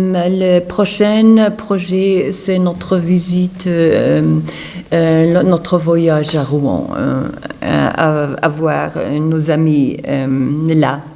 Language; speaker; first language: French; non-native, fluent; German